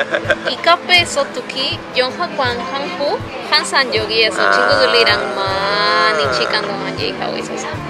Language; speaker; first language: Korean; non-native, learner; Spanish